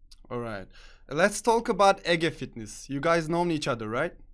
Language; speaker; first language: English; non-native, fluent; Turkish